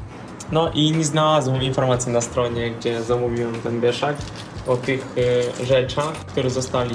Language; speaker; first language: Polish; non-native, learner; Russian